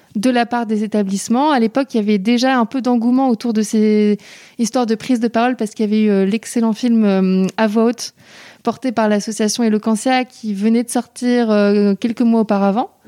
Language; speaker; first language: French; native; French